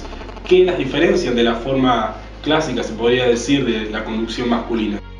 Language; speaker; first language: Spanish; native; Spanish